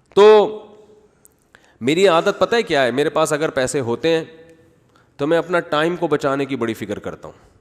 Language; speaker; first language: Urdu; native; Urdu